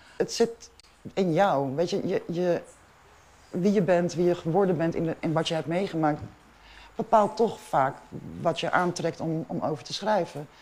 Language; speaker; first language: Dutch; non-native, local second language; Papiamento